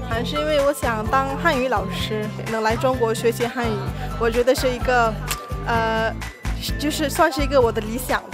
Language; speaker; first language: Chinese; non-native, fluent; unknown